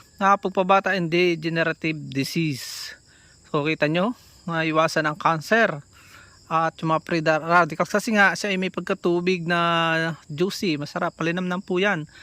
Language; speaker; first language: Filipino; native; Filipino